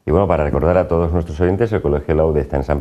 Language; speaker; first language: Spanish; native; Spanish